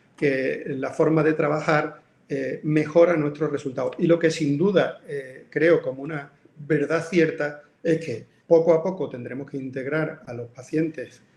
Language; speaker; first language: Spanish; native; Spanish